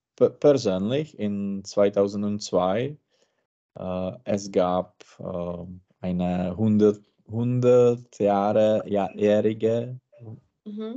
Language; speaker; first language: German; non-native, learner; Czech